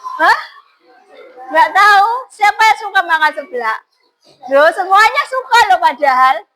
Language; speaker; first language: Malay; non-native, local second language; Javanese